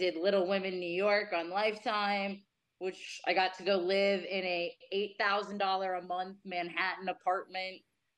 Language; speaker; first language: English; native; English